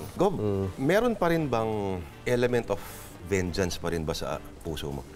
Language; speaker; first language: Filipino; native; Filipino